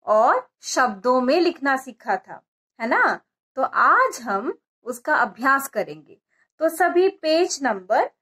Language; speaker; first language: Hindi; non-native, local second language; Bangla